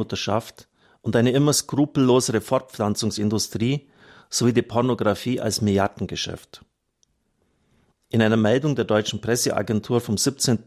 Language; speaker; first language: German; native; German